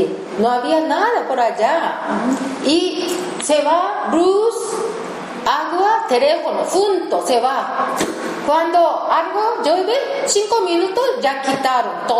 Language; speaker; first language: Spanish; non-native, learner; Japanese